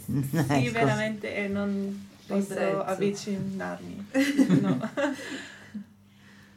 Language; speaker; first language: Italian; non-native, local second language; German